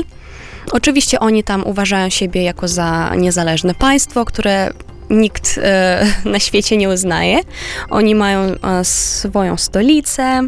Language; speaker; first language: Polish; non-native, fluent; Romanian